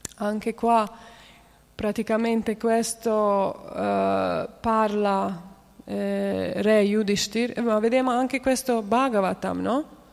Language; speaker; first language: Italian; non-native, fluent; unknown